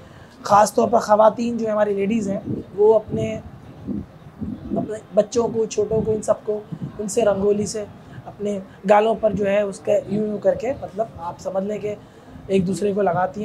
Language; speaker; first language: Urdu; non-native, local second language; Gujarati